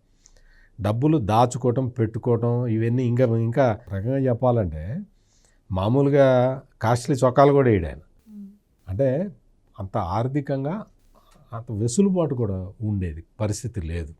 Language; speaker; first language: Telugu; native; Telugu